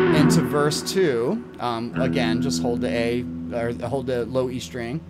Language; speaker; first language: English; native; English